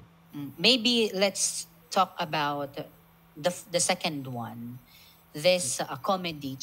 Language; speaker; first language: English; non-native, local second language; Filipino